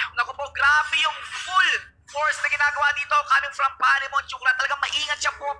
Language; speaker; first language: Filipino; native; Filipino